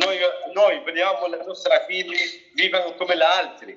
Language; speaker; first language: Italian; non-native, learner; Arabic